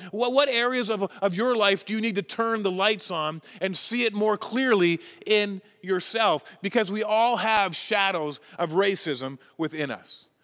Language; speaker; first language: English; native; English